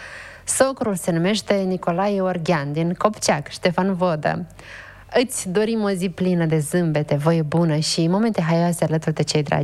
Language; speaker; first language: Romanian; native; Romanian